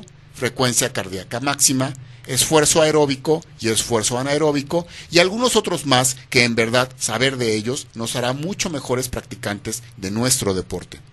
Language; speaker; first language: Spanish; native; Spanish